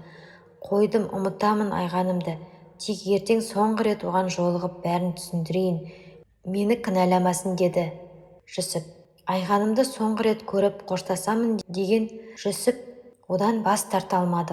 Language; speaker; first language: Kazakh; native; Kazakh